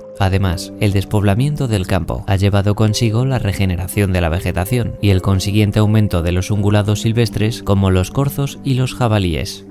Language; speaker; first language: Spanish; native; Spanish